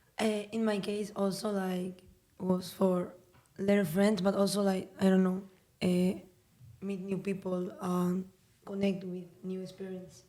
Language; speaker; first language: English; non-native, learner; Spanish